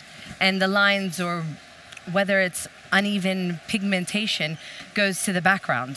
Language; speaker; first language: English; native; English